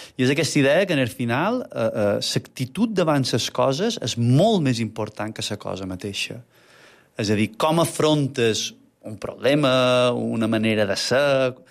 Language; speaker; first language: Catalan; native; Catalan